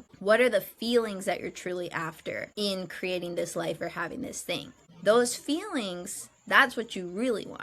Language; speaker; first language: English; native; English